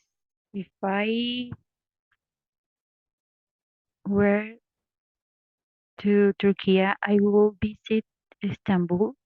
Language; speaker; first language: English; non-native, learner; Spanish